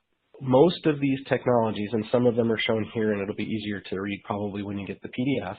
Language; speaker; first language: English; native; English